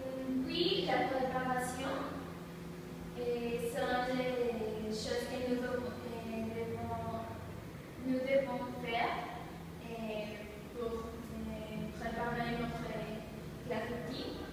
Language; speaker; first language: French; non-native, learner; Spanish